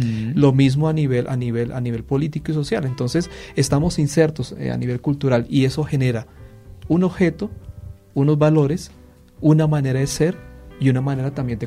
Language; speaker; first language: Spanish; native; Spanish